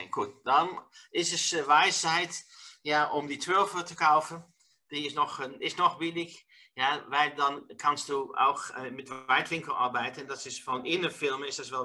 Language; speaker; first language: German; non-native, learner; Dutch